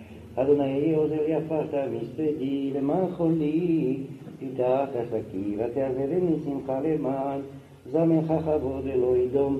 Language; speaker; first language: Hebrew; non-native, fluent; French